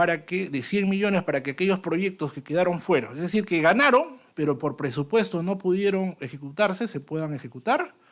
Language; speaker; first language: Spanish; native; Spanish